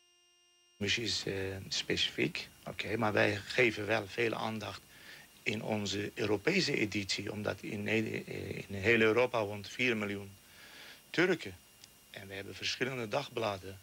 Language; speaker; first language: Dutch; non-native, fluent; Turkish